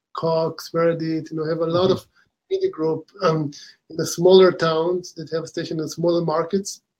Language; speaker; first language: English; non-native, fluent; Hebrew